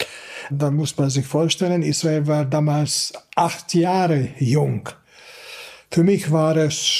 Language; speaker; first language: German; non-native, fluent; Hungarian